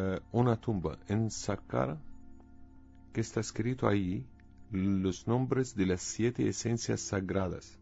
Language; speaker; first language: Spanish; non-native, learner; Arabic